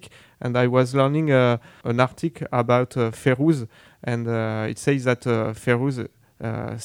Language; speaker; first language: English; non-native, learner; French